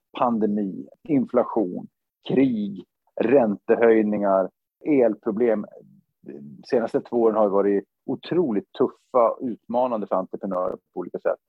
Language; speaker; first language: Swedish; native; Swedish